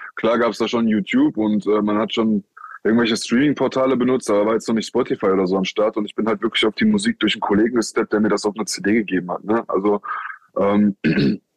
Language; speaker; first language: German; native; German